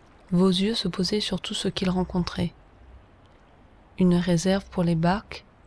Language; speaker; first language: French; native; French